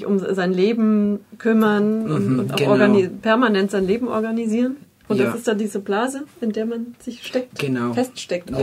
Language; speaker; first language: German; native; German